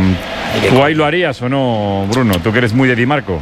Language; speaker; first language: Spanish; native; Spanish